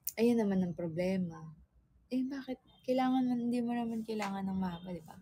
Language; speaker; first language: Filipino; native; Filipino